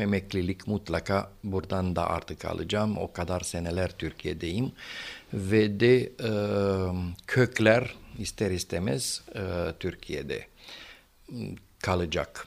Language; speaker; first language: Turkish; non-native, fluent; Romanian